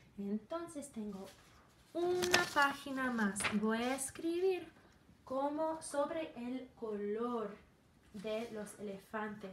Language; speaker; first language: Spanish; non-native, fluent; English